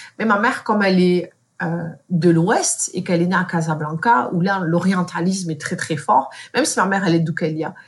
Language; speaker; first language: French; native; French